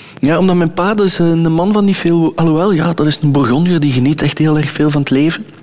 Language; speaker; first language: Dutch; native; Dutch